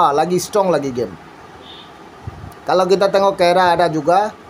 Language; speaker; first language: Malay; non-native, learner; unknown